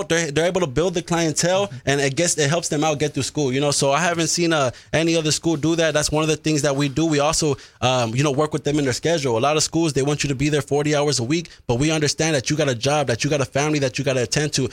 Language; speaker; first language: English; native; English